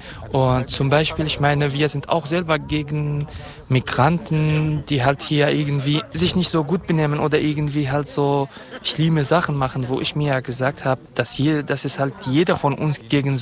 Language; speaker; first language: German; non-native, fluent; Kurdish